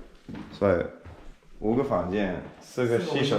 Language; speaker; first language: Chinese; non-native, fluent; English